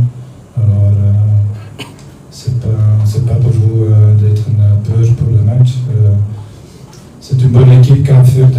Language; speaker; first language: French; non-native, learner; Dutch